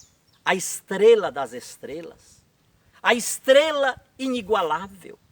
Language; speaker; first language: Portuguese; native; Portuguese